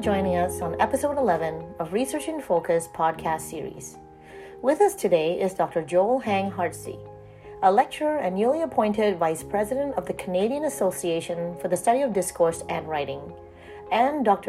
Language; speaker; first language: English; native; English